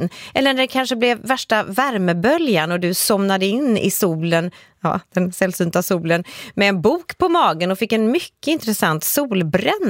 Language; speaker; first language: Swedish; native; Swedish